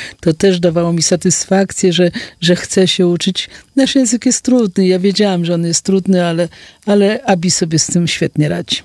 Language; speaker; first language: Polish; native; Polish